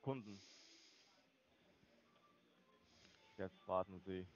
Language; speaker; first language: German; non-native, learner; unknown